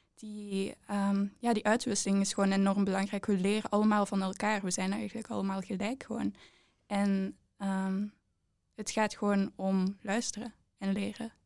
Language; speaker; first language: Dutch; native; Dutch